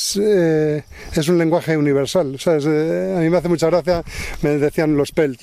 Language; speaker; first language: Spanish; native; Spanish